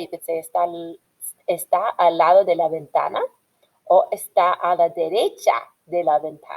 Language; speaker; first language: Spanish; non-native, fluent; English